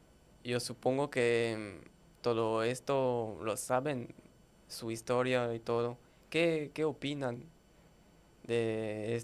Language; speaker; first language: Spanish; non-native, learner; French